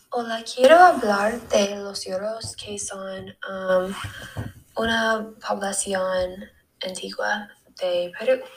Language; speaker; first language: Spanish; non-native, learner; English